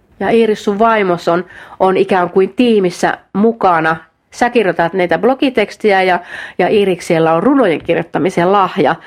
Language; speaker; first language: Finnish; native; Finnish